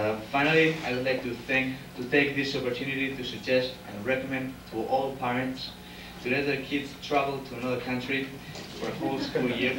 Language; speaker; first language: English; non-native, fluent; Spanish